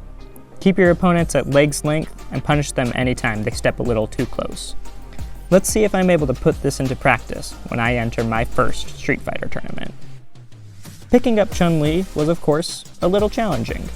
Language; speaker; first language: English; native; English